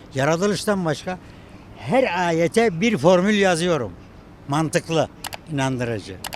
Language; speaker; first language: Turkish; native; Turkish